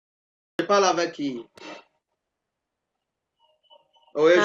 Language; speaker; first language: French; non-native, fluent; Akan